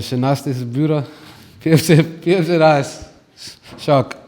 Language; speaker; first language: Polish; non-native, learner; English